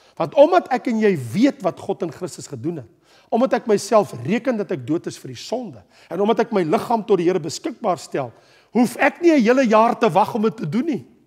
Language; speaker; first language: Afrikaans; native; Afrikaans